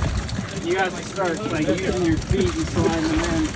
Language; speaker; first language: English; native; English